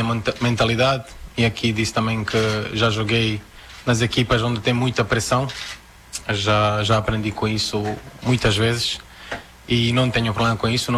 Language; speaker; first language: Portuguese; non-native, fluent; Croatian